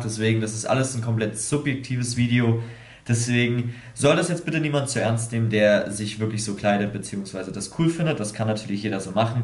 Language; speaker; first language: German; native; German